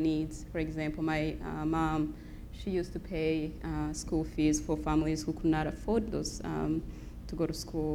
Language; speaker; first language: English; non-native, local second language; Kinyarwanda